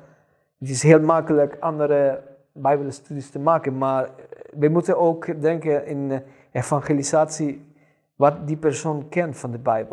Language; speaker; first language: Dutch; non-native, fluent; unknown